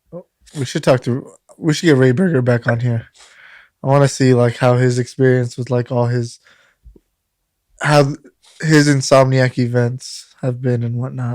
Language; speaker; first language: English; native; English